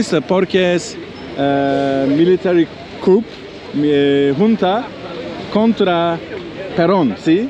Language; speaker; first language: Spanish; non-native, learner; Turkish